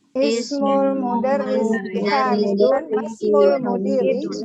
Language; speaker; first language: Arabic; non-native, learner; Indonesian